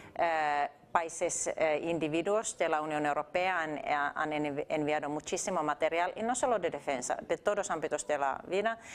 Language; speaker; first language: Spanish; non-native, fluent; Finnish